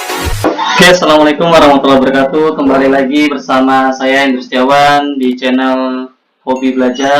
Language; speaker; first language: Indonesian; native; Indonesian